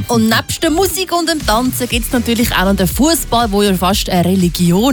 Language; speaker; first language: German; native; German